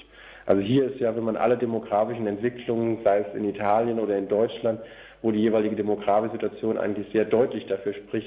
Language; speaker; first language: German; native; German